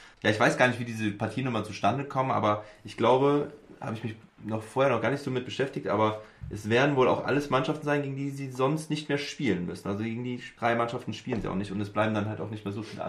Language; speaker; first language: German; native; German